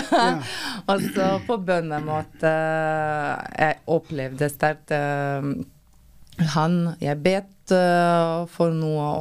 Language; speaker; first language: Norwegian; non-native, fluent; Lithuanian